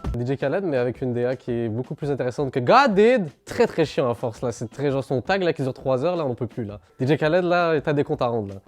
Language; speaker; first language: French; early bilingual, other home language; Arabic